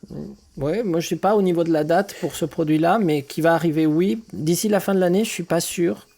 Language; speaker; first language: French; native; French